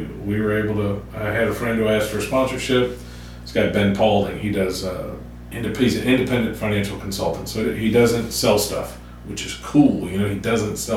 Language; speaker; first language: English; native; English